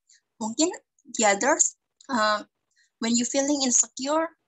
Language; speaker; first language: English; non-native, fluent; Indonesian